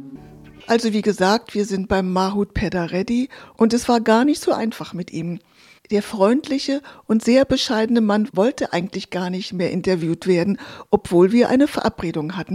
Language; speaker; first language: German; native; German